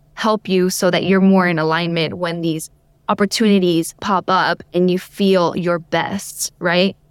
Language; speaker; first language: English; native; English